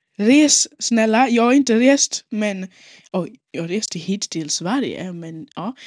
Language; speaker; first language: Swedish; non-native, local second language; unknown